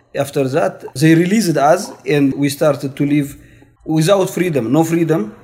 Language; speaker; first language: English; non-native, learner; Tigrinya